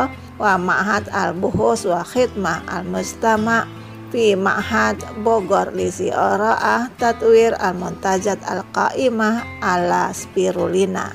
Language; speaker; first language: Arabic; non-native, local second language; Indonesian